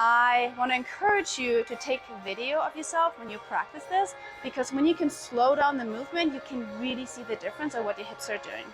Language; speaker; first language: English; native; English